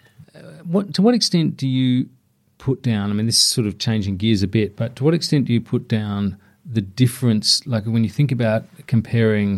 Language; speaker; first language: English; native; English